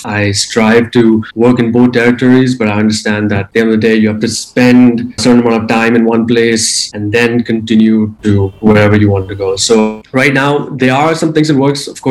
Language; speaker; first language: English; non-native, local second language; Hindi